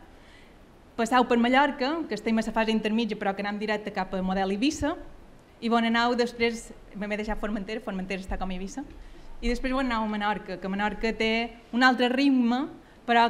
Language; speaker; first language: Catalan; native; Catalan